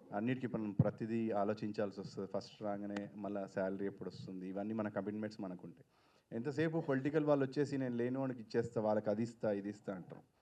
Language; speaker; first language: Telugu; native; Telugu